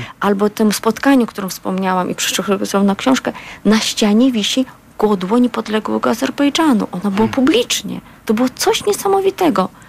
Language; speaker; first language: Polish; non-native, fluent; Azerbaijani